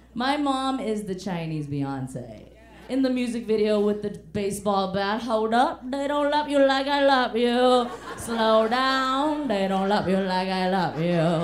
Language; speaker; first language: English; early bilingual, other home language; Chinese